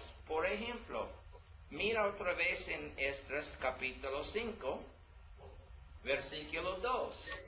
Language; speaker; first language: Spanish; non-native, learner; English